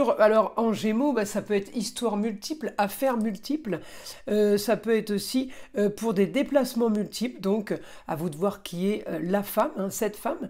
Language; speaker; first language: French; native; French